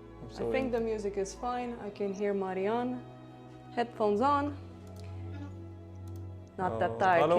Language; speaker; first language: English; non-native, fluent; Romanian